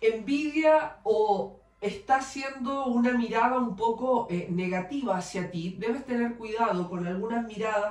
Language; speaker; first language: Spanish; native; Spanish